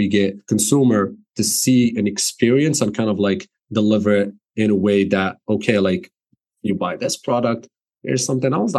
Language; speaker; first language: English; non-native, fluent; Arabic